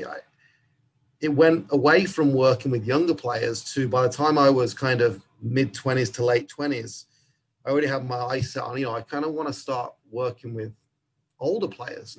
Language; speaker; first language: English; native; English